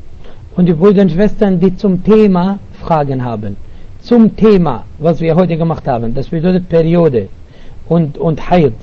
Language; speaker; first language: German; non-native, fluent; Arabic